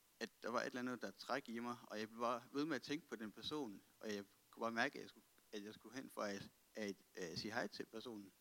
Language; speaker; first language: Danish; native; Danish